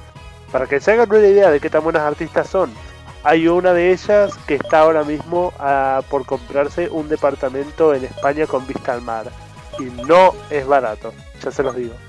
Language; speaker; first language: Spanish; native; Spanish